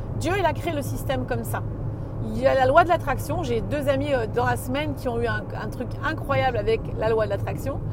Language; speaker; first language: French; native; French